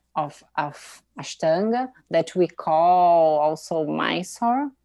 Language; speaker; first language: English; non-native, fluent; Portuguese